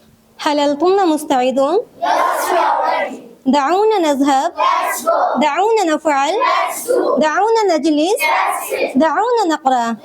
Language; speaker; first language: Arabic; non-native, learner; Urdu